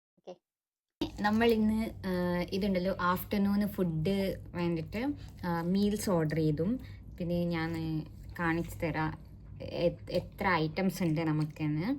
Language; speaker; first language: Malayalam; non-native, learner; Tulu